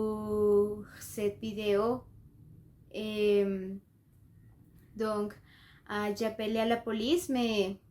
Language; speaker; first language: French; non-native, learner; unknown